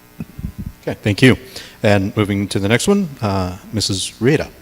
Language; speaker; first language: English; native; English